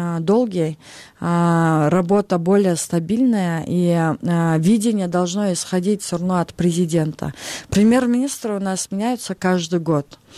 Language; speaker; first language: Russian; non-native, local second language; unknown